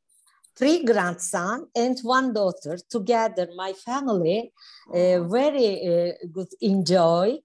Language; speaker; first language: English; non-native, learner; Turkish